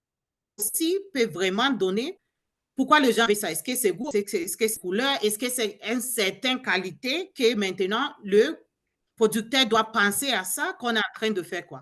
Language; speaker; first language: French; non-native, learner; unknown